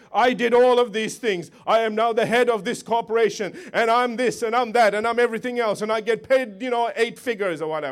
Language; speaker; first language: English; native; English